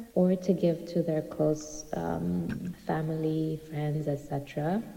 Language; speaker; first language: English; non-native, fluent; Turkish